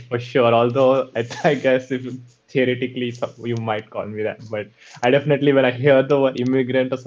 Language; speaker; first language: English; native; English